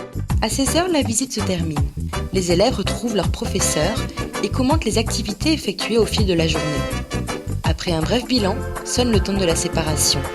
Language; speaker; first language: French; native; French